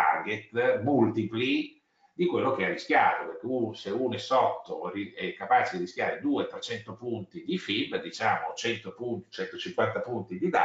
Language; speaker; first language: Italian; native; Italian